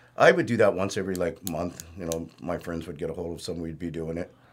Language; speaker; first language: English; native; English